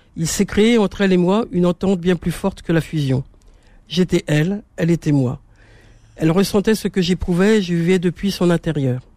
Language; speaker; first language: French; native; French